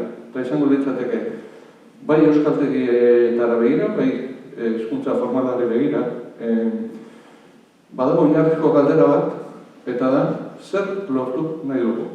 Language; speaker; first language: Basque; native; Basque